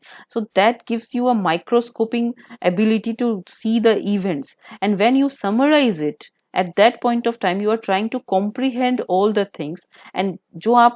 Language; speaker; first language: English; non-native, local second language; Hindi